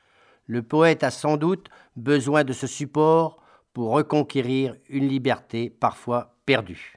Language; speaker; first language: French; native; French